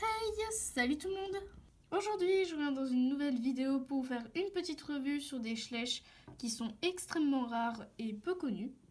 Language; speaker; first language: French; native; French